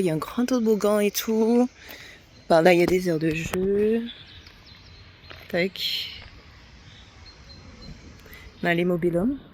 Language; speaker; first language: French; native; French